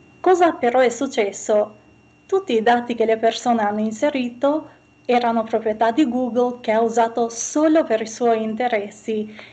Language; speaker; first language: Italian; non-native, fluent; Albanian